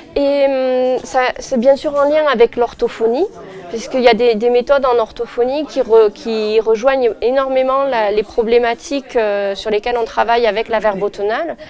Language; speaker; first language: French; native; French